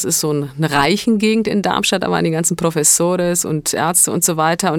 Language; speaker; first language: German; early bilingual, other home language; Italian